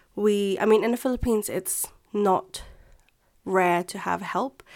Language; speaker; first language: English; non-native, local second language; Filipino